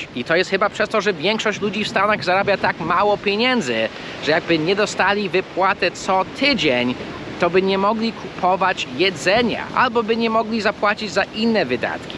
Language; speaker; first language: Polish; early bilingual, heritage; Polish